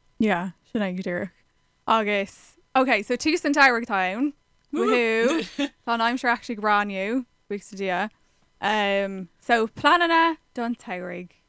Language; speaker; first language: Irish; non-native, local second language; English